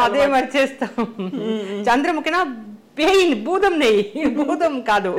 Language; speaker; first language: Telugu; non-native, local second language; Tamil